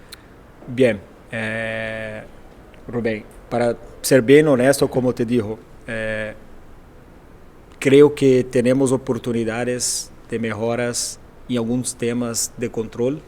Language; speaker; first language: Spanish; non-native, fluent; Portuguese